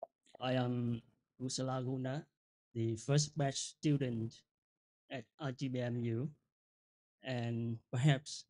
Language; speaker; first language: English; non-native, fluent; Vietnamese